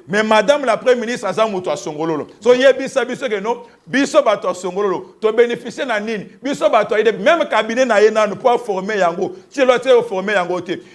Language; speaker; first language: Lingala; non-native, local second language; Kongo